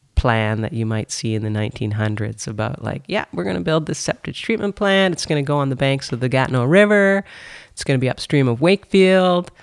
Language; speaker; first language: English; native; English